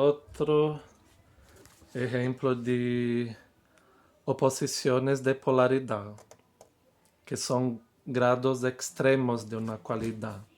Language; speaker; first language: Spanish; non-native, fluent; Portuguese